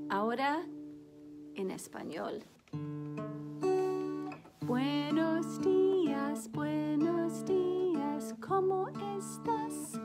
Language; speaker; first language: Spanish; non-native, fluent; English